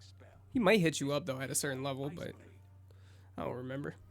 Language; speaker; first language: English; native; English